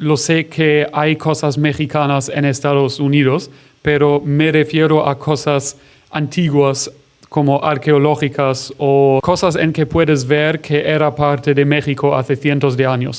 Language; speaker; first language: Spanish; non-native, fluent; German